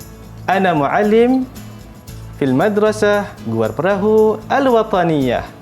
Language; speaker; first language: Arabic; non-native, fluent; Malay